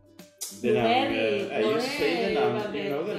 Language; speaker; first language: English; non-native, fluent; Italian